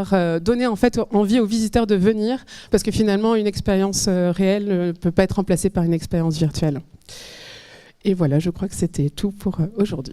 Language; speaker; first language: French; native; French